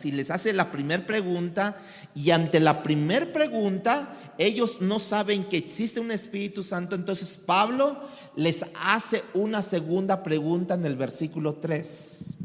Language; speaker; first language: Spanish; native; Spanish